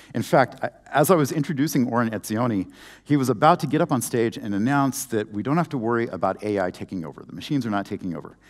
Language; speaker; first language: English; native; English